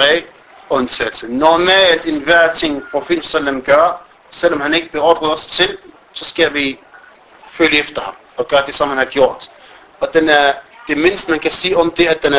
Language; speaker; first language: Danish; early bilingual, other home language; Arabic